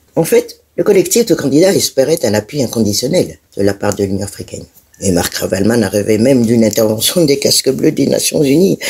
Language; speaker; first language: French; non-native, local second language; Malagasy